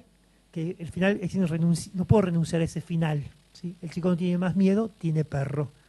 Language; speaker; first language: Spanish; native; Spanish